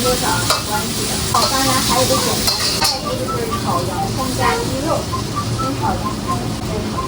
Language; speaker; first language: Chinese; native; Chinese